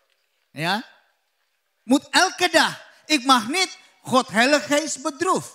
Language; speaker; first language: Dutch; non-native, learner; Indonesian